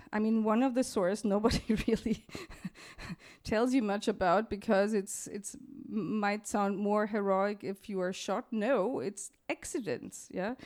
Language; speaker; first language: English; non-native, fluent; German